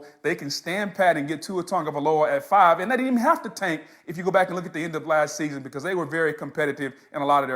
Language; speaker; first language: English; native; English